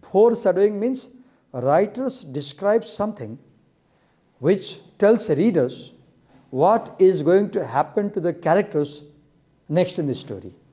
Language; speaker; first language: English; non-native, local second language; Nepali